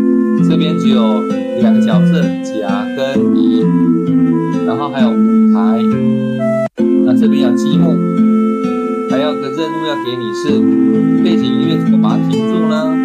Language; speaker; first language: Chinese; native; Chinese